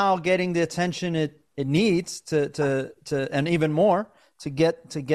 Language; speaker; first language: English; native; English